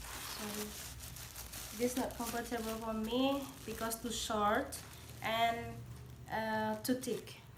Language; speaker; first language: English; non-native, learner; Indonesian